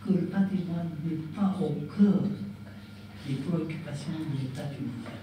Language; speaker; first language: French; non-native, local second language; Arabic